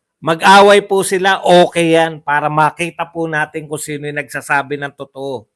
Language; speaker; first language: Filipino; non-native, local second language; Cebuano